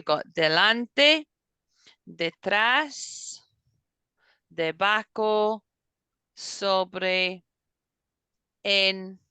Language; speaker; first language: Spanish; non-native, fluent; English